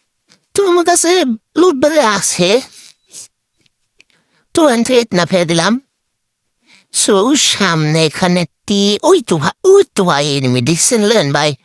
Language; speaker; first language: Bangla; native; Bangla